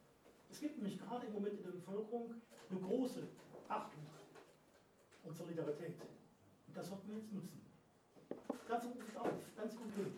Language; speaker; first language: German; native; German